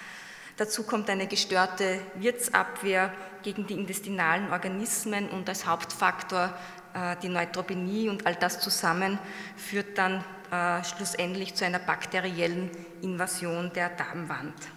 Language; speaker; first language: German; native; German